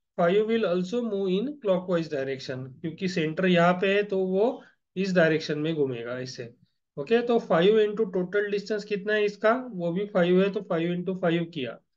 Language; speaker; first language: Hindi; non-native, local second language; Marathi